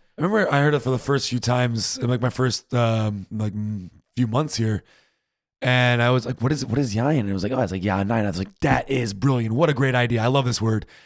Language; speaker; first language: English; native; English